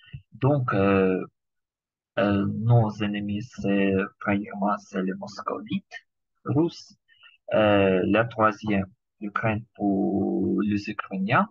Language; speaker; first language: French; non-native, learner; Ukrainian